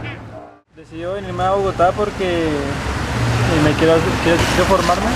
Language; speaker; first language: Spanish; native; Spanish